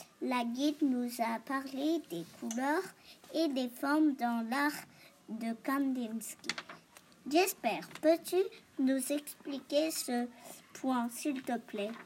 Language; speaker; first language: French; non-native, learner; German